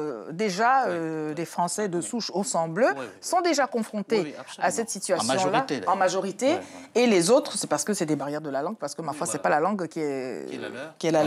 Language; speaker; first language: French; native; French